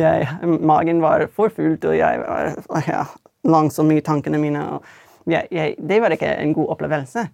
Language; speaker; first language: Norwegian; non-native, fluent; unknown